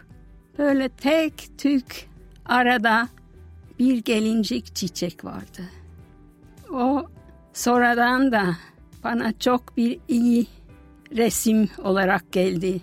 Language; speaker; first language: Turkish; non-native, fluent; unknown